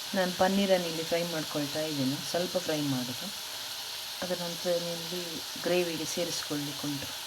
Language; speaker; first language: Kannada; native; Kannada